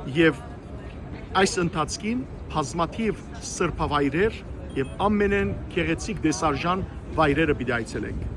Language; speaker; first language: Armenian; early bilingual, heritage; Armenian